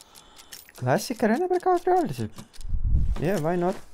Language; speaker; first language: English; non-native, learner; Russian